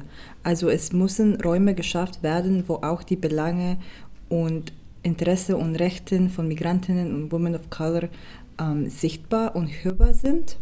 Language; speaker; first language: German; non-native, fluent; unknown